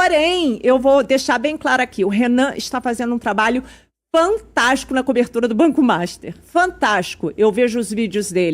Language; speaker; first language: Portuguese; native; Portuguese